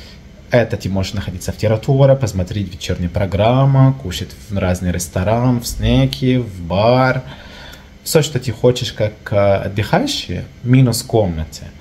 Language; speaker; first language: Russian; non-native, learner; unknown